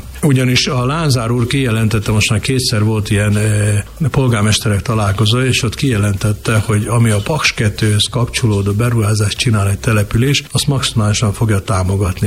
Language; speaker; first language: Hungarian; native; Hungarian